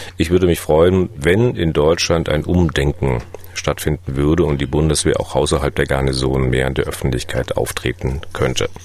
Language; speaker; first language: German; native; German